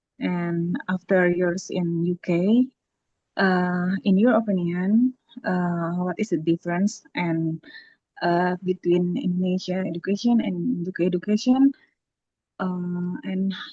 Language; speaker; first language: English; non-native, learner; Indonesian